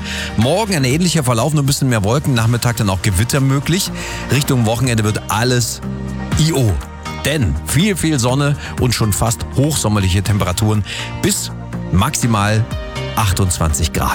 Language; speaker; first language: German; native; German